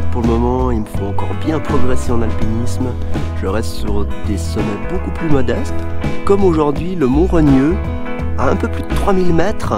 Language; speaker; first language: French; native; French